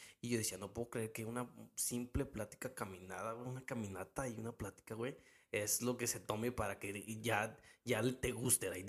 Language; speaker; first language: Spanish; early bilingual, heritage; Spanish